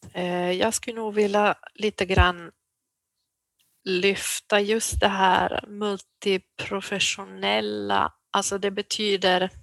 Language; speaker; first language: Swedish; native; Swedish